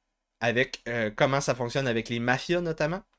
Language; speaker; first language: French; native; French